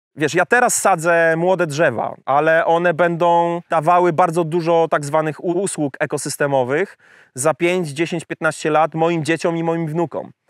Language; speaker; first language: Polish; native; Polish